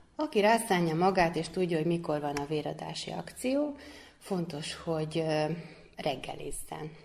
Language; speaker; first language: Hungarian; native; Hungarian